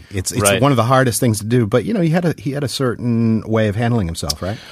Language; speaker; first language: English; native; English